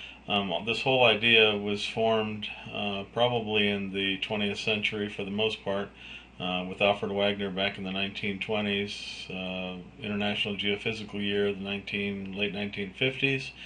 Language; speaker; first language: English; native; English